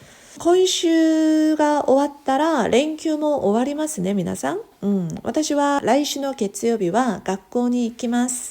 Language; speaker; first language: Japanese; non-native, fluent; Korean